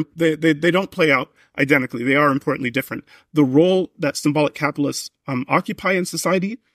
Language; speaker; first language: English; native; English